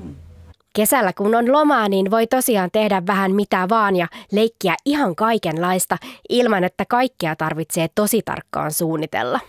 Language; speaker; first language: Finnish; native; Finnish